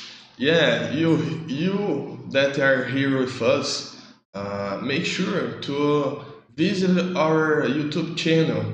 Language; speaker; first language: English; non-native, learner; Portuguese